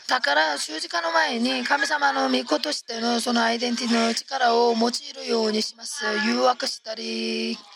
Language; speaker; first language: Japanese; non-native, fluent; Korean